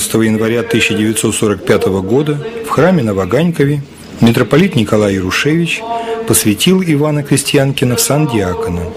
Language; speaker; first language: Russian; native; Russian